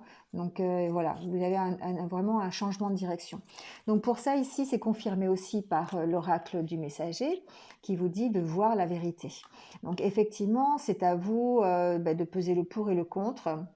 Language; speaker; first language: French; native; French